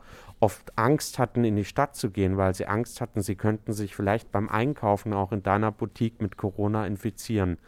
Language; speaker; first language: German; native; German